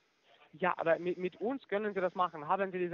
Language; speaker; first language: German; non-native, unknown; Russian